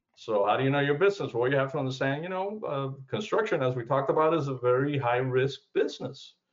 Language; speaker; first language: English; early bilingual, other home language; Spanish